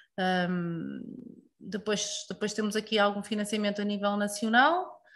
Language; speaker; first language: Portuguese; native; Portuguese